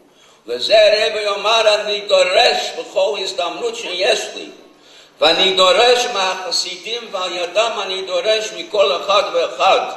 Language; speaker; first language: Hebrew; non-native, fluent; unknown